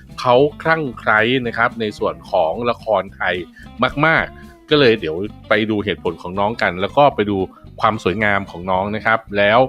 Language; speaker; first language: Thai; native; Thai